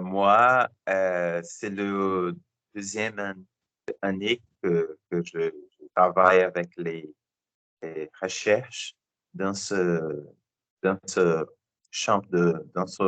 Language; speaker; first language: French; non-native, learner; Portuguese